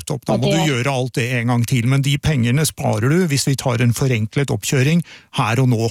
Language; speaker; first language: Norwegian; native; Norwegian